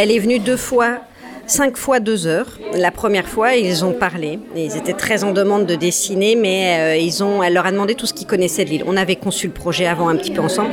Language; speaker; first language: French; native; French